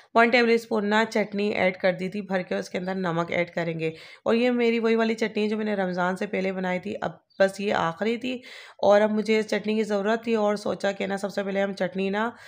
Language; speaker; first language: Urdu; native; Urdu